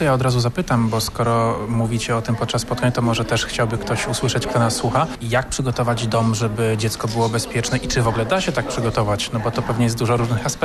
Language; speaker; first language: Polish; native; Polish